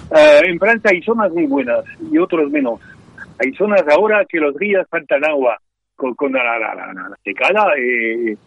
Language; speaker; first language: Spanish; non-native, learner; French